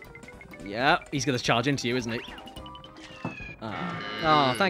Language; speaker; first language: English; native; English